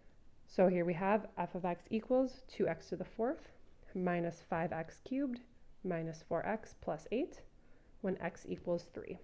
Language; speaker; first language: English; native; English